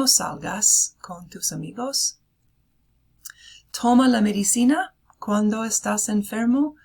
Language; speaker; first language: Spanish; non-native, fluent; English